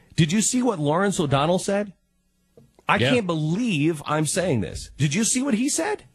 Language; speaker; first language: English; native; English